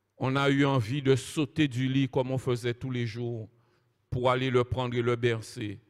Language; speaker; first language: French; native; French